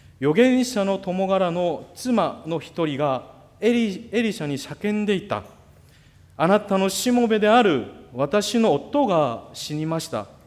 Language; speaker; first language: Japanese; non-native, fluent; Korean